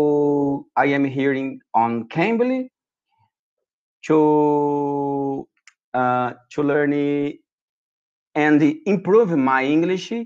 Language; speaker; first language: English; non-native, learner; Portuguese